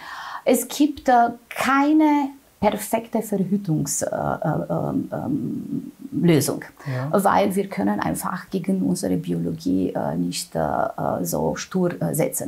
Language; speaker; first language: German; non-native, fluent; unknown